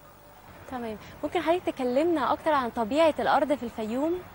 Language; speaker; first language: Arabic; native; Arabic